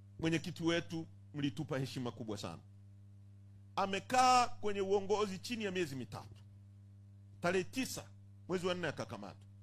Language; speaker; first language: Swahili; native; Swahili